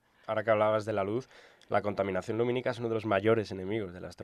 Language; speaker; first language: Spanish; native; Spanish